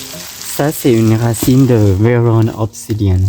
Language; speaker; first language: French; non-native, learner; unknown